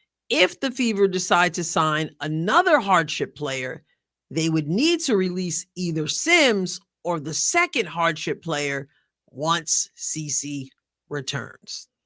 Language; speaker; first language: English; native; English